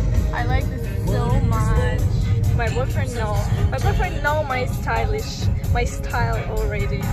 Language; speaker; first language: English; non-native, learner; Russian